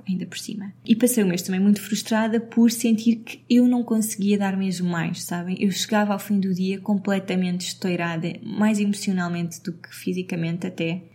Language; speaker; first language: Portuguese; native; Portuguese